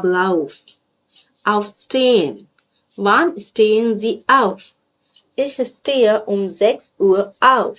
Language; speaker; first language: German; non-native, fluent; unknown